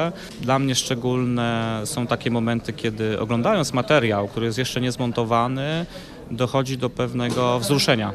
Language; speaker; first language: Polish; native; Polish